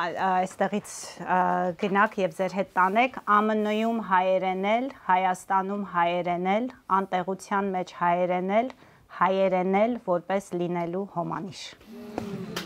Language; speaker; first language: Armenian; early bilingual, heritage; Armenian